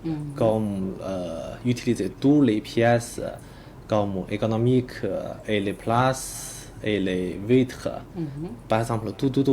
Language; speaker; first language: French; non-native, learner; Chinese